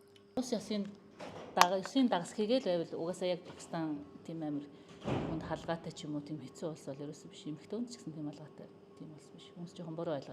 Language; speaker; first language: Mongolian; native; Mongolian